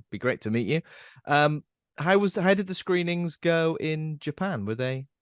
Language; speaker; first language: English; native; English